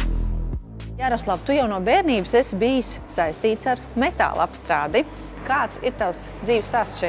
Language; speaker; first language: Latvian; native; Latvian